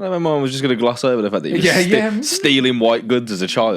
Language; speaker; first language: English; native; English